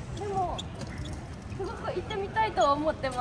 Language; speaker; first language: Japanese; native; Japanese